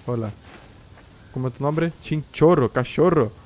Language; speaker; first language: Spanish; non-native, learner; Portuguese